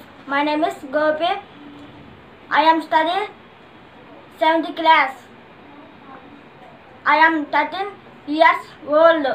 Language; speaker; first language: English; non-native, learner; Telugu